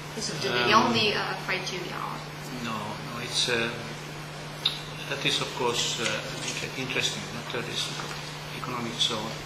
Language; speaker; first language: English; non-native, learner; Polish